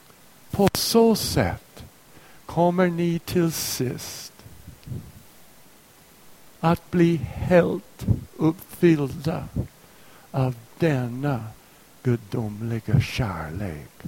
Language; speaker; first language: Swedish; non-native, fluent; English